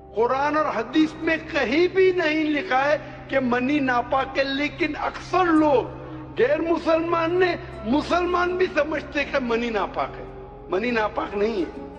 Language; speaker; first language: Urdu; non-native, local second language; Konkani